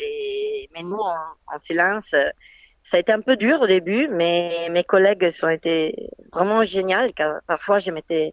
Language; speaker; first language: French; non-native, fluent; Italian